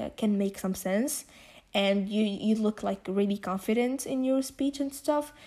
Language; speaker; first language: English; non-native, fluent; Arabic